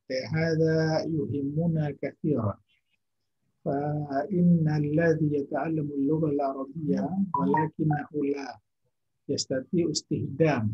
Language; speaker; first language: Arabic; non-native, fluent; Indonesian